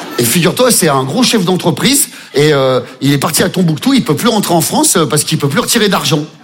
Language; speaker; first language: French; native; French